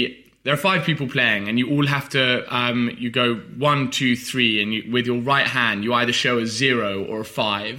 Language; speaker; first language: English; native; English